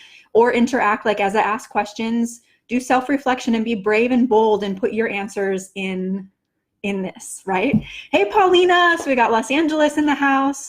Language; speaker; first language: English; native; English